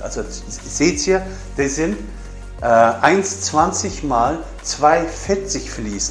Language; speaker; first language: German; non-native, fluent; Turkish